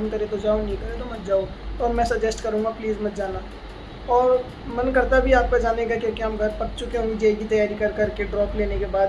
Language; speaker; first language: Hindi; native; Hindi